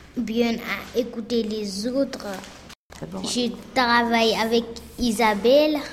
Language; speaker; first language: French; early bilingual, other home language; Fula